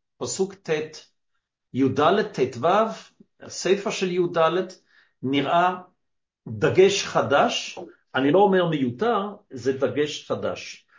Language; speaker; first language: Hebrew; native; Hebrew